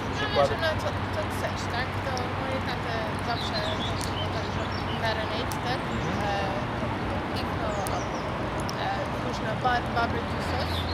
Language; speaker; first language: Polish; non-native, learner; Afrikaans